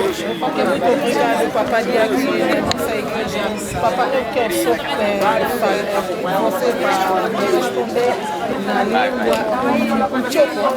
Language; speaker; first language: Portuguese; non-native, learner; Lingala